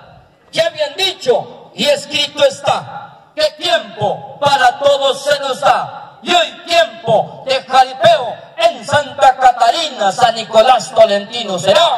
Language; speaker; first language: Spanish; native; Spanish